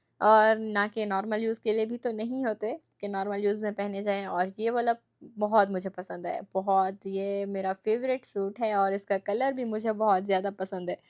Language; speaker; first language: Urdu; native; Urdu